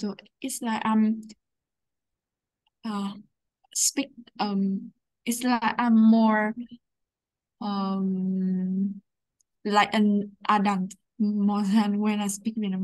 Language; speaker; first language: English; non-native, learner; Vietnamese